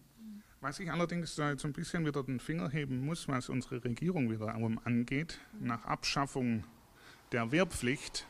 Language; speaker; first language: German; native; German